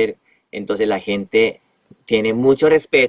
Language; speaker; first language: Spanish; non-native, fluent; Japanese